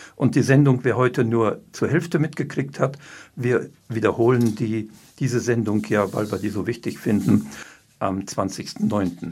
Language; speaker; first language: German; native; German